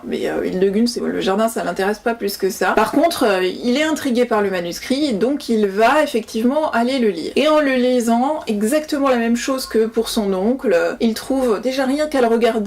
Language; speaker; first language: French; native; French